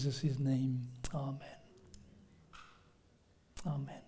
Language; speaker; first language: English; native; English